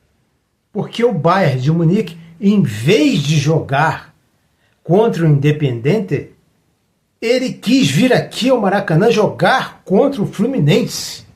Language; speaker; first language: Portuguese; native; Portuguese